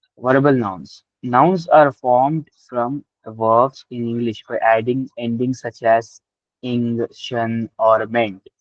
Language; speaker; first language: English; non-native, local second language; Hindi